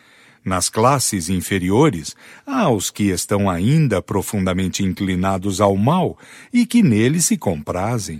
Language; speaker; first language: Portuguese; native; Portuguese